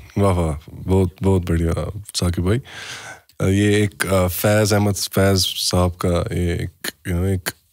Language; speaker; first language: Hindi; non-native, local second language; Kashmiri